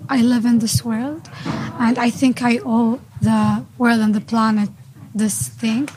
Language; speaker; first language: English; non-native, fluent; Arabic